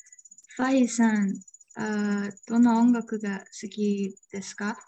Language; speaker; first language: Japanese; non-native, learner; Indonesian